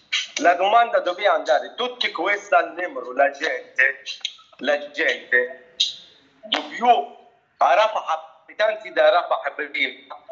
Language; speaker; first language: Italian; non-native, learner; Arabic